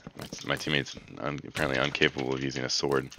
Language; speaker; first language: English; native; English